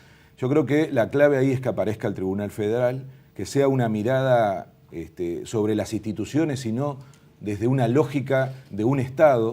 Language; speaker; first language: Spanish; native; Spanish